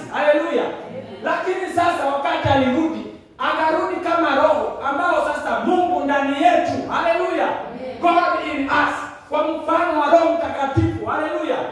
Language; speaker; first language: Swahili; non-native, local second language; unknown